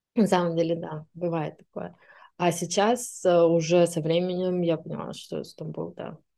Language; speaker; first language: Russian; native; Russian